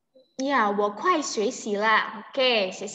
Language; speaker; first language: Chinese; non-native, fluent; Indonesian